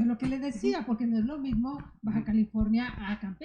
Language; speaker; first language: Spanish; native; Spanish